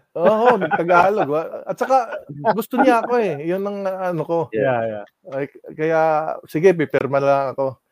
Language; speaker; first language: Filipino; non-native, local second language; Waray